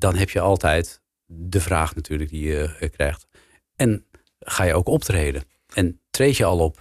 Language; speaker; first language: Dutch; native; Dutch